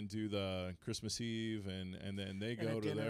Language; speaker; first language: English; native; English